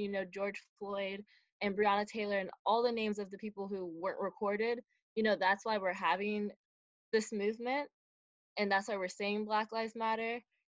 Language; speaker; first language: English; native; English